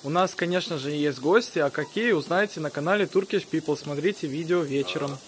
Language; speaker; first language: Russian; early bilingual, heritage; Russian